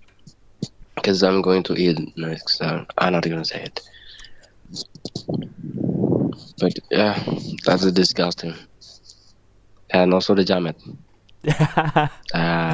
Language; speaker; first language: English; non-native, learner; Indonesian